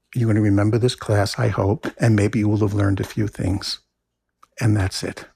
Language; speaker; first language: English; native; English